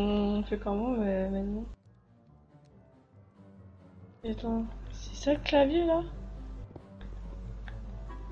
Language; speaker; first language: French; native; French